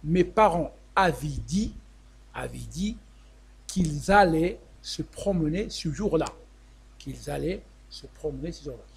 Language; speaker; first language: French; non-native, local second language; Arabic